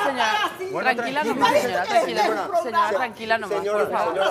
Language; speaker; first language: Spanish; native; Spanish